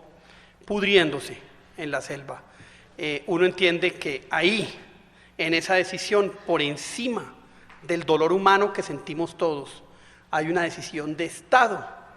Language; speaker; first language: Spanish; native; Spanish